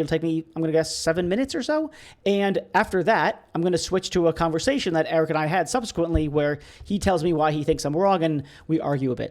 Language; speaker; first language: English; native; English